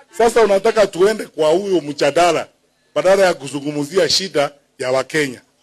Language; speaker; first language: Swahili; non-native, local second language; Gusii